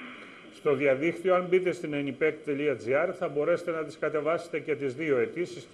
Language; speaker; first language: Greek; native; Greek